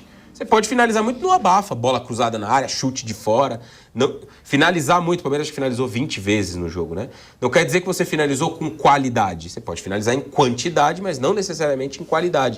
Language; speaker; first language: Portuguese; native; Portuguese